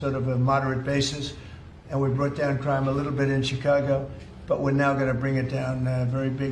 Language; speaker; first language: English; native; English